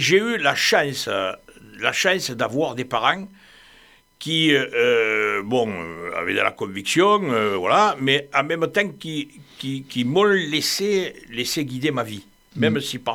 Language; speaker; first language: French; native; French